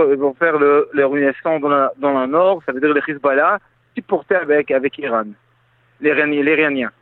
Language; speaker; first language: French; non-native, fluent; Hebrew